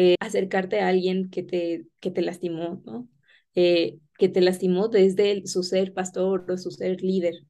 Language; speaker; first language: Spanish; native; Spanish